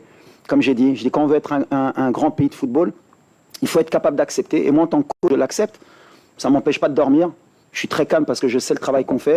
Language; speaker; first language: French; native; French